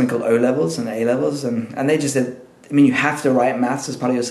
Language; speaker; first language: English; native; English